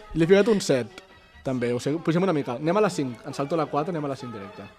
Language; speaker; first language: Catalan; native; Catalan